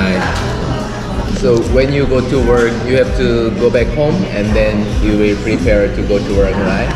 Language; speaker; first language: English; non-native, learner; Korean